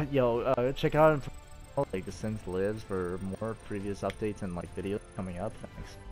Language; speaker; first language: English; native; English